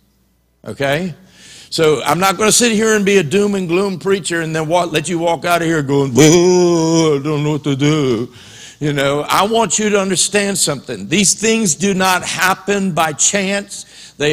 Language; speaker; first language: English; native; English